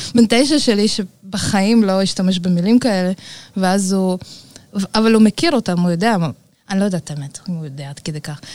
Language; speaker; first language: Hebrew; early bilingual, other home language; Russian